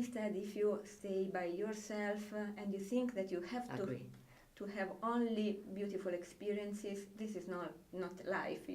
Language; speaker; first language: English; non-native, fluent; Italian